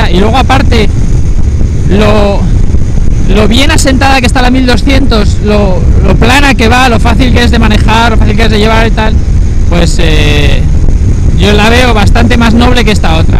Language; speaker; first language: Spanish; native; Spanish